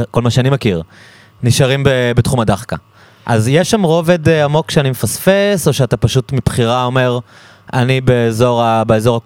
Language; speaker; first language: Hebrew; native; Hebrew